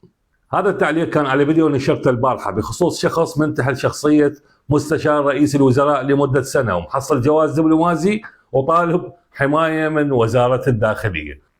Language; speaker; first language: Arabic; native; Arabic